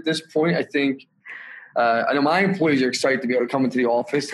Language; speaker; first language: English; native; English